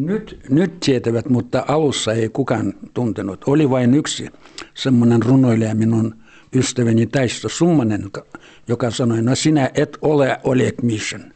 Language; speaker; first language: Finnish; early bilingual, heritage; Finnish